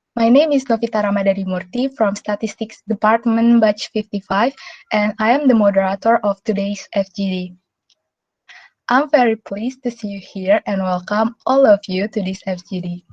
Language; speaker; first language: English; non-native, local second language; Indonesian